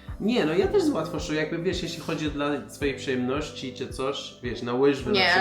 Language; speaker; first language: Polish; non-native, fluent; Persian